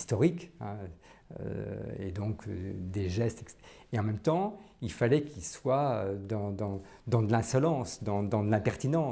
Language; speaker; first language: French; native; French